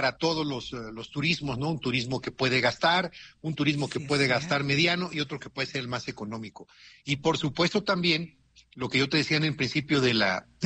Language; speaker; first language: Spanish; native; Spanish